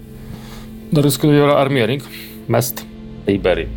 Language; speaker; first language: Swedish; non-native, learner; Polish